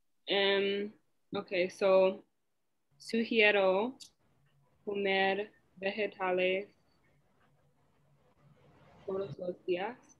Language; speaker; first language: Spanish; non-native, learner; English